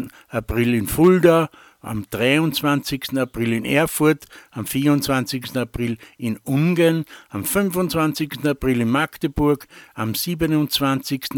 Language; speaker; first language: German; native; German